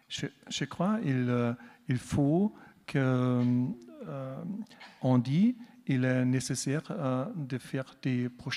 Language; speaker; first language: French; non-native, learner; German